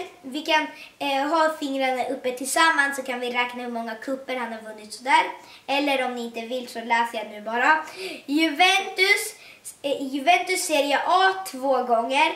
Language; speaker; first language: Swedish; early bilingual, other home language; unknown